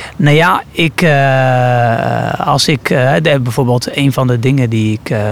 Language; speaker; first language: Dutch; early bilingual, other home language; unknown